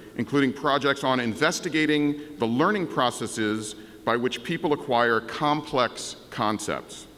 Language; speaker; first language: English; native; English